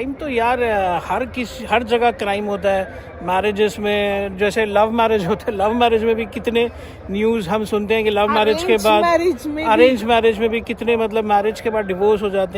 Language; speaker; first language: Hindi; non-native, local second language; Malayalam